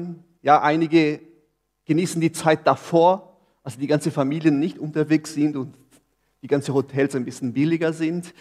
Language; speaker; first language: German; non-native, fluent; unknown